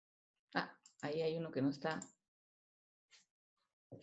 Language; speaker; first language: Spanish; native; Spanish